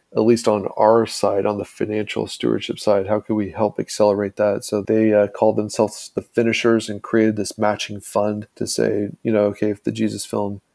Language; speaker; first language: English; native; English